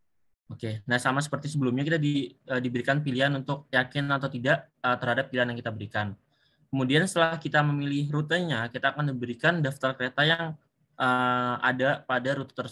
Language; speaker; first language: Indonesian; native; Indonesian